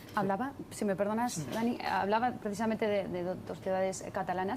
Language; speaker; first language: Spanish; native; Spanish